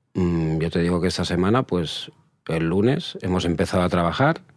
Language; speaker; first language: Spanish; native; Spanish